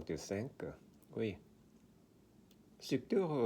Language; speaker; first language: French; non-native, learner; Korean